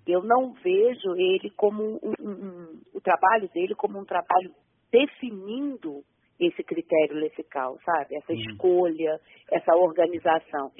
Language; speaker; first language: Portuguese; native; Portuguese